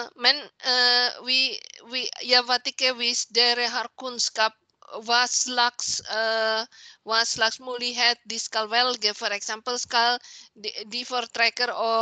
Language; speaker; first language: Norwegian; non-native, learner; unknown